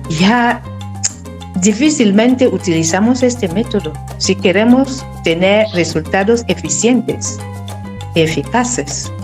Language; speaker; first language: Spanish; non-native, fluent; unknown